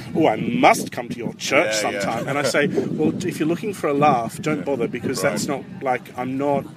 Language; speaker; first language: English; native; English